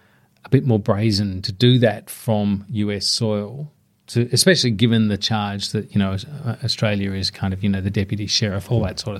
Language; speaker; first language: English; native; English